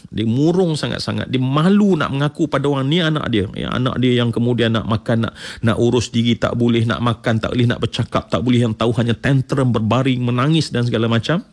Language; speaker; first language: Malay; native; Malay